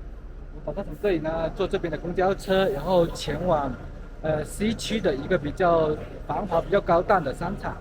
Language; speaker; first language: Chinese; native; Chinese